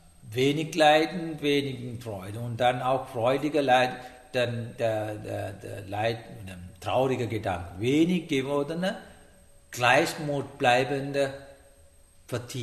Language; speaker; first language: German; non-native, learner; Sinhala